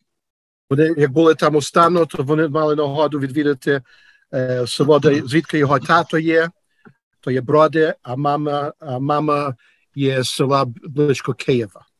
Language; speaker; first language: Ukrainian; early bilingual, heritage; Ukrainian